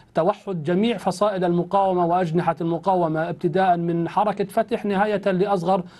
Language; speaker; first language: Arabic; native; Arabic